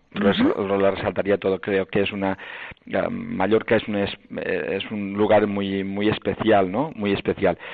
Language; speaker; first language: Spanish; native; Spanish